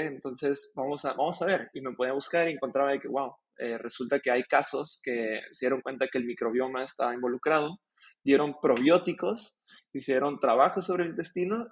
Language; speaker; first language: Spanish; native; Spanish